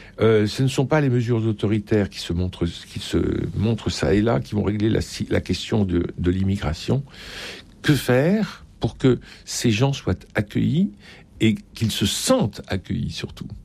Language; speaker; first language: French; native; French